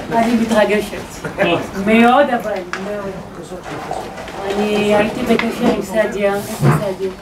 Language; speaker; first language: Hebrew; non-native, fluent; French